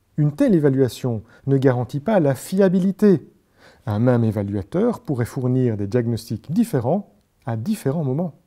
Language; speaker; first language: French; native; French